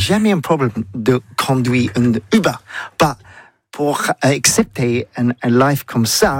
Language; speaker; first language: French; non-native, learner; English